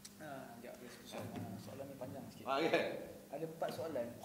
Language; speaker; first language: Malay; native; Malay